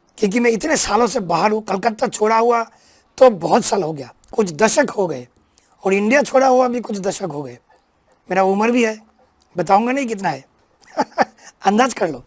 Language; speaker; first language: Hindi; non-native, local second language; Bangla